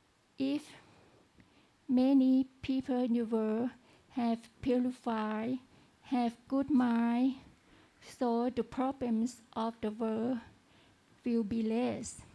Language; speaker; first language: English; non-native, learner; Thai